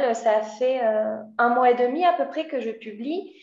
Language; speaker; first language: Spanish; non-native, fluent; French